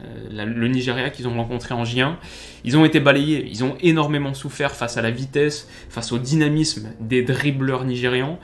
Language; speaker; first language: French; native; French